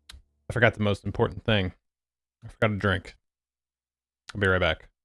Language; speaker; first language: English; native; English